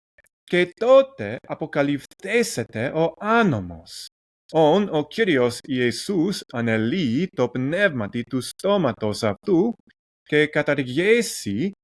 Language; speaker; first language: Greek; non-native, learner; English